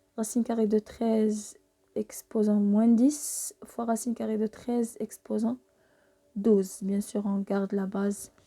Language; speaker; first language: French; non-native, local second language; Arabic